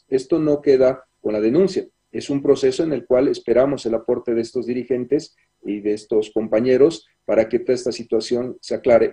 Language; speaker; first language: Spanish; native; Spanish